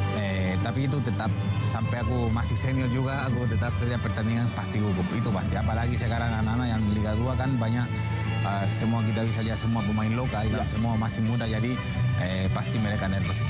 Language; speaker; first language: Indonesian; non-native, fluent; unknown